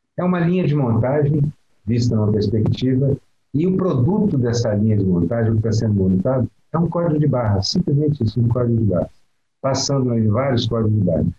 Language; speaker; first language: Portuguese; native; Portuguese